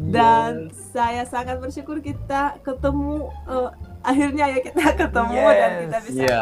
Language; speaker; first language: Indonesian; non-native, fluent; Russian